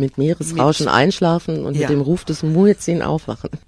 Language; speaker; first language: German; native; German